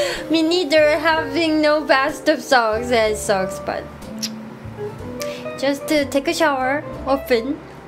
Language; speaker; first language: English; non-native, learner; Korean